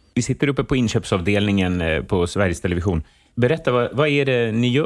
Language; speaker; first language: Swedish; native; Swedish